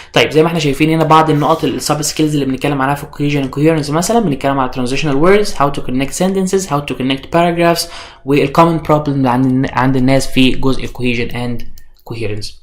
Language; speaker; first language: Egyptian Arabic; native; Egyptian Arabic